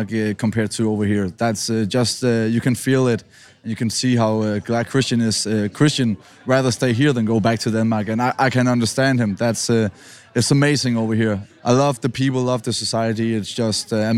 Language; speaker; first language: English; non-native, fluent; Danish